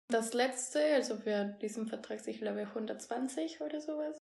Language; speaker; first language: German; non-native, fluent; Spanish